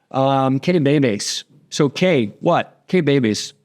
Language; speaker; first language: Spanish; non-native, fluent; English